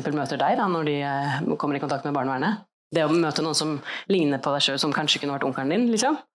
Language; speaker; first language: Norwegian; native; Norwegian